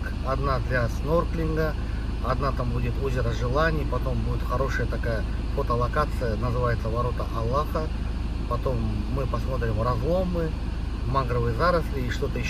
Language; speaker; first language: Russian; native; Russian